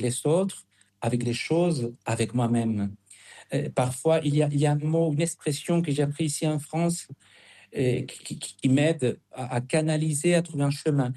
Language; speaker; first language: French; non-native, fluent; Spanish